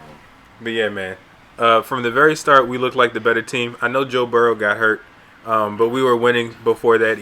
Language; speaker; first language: English; native; English